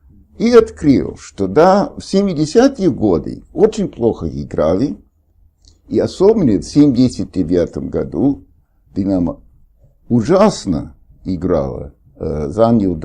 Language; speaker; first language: Russian; non-native, fluent; English